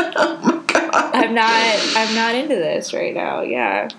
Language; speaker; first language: English; native; English